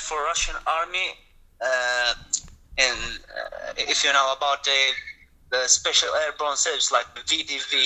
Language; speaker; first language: English; non-native, learner; Russian